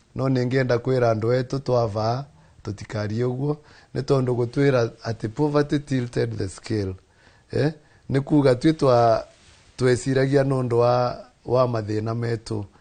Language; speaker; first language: Kikuyu; non-native, local second language; Embu